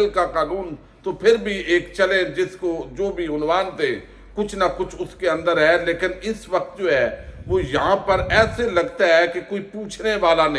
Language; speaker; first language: Urdu; native; Urdu